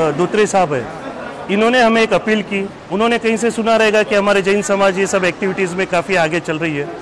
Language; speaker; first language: Hindi; non-native, local second language; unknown